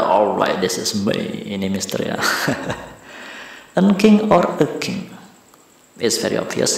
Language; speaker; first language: English; non-native, fluent; Indonesian